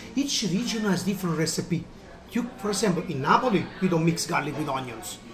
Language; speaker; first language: English; non-native, learner; Italian